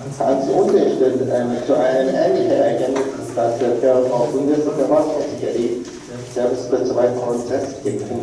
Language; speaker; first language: German; non-native, learner; Korean